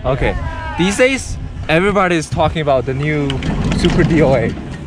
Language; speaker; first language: English; non-native, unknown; Chinese